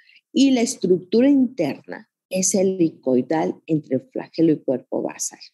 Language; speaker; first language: Spanish; native; Spanish